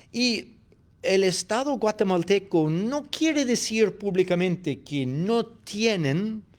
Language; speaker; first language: Spanish; non-native, fluent; English